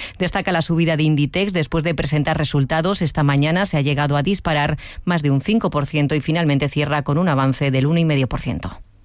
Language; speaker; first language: Spanish; native; Spanish